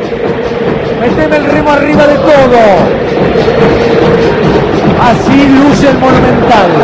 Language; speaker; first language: Spanish; native; Spanish